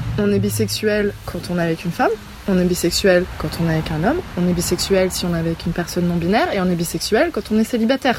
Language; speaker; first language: French; native; French